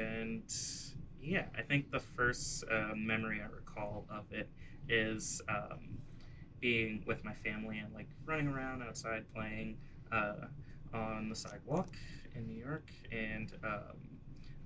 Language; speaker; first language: English; native; English